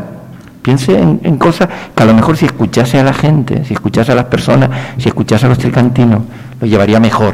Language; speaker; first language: Spanish; native; Spanish